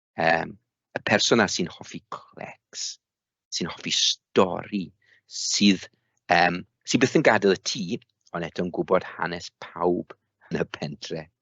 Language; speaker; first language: Welsh; native; Welsh